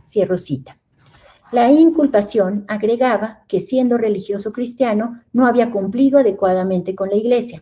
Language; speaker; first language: Spanish; native; Spanish